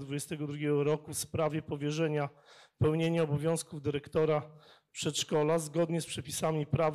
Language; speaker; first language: Polish; native; Polish